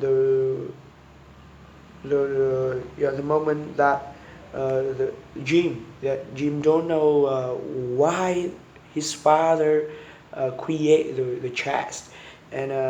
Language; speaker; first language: English; non-native, learner; Vietnamese